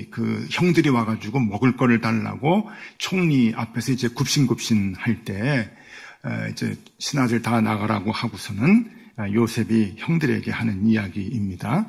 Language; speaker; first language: Korean; native; Korean